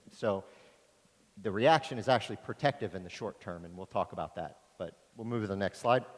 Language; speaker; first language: English; native; English